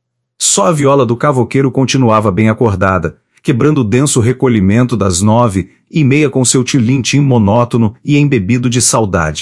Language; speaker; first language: Portuguese; native; Portuguese